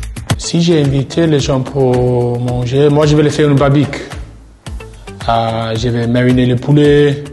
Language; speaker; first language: French; non-native, learner; English